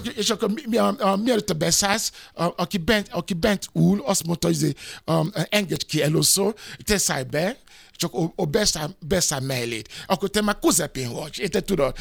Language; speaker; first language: Hungarian; non-native, fluent; Yoruba